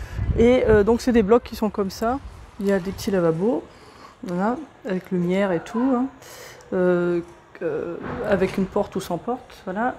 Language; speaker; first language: French; native; French